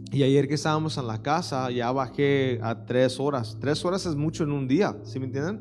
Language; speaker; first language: Spanish; early bilingual, heritage; Spanish